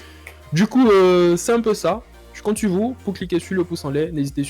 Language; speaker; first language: French; native; French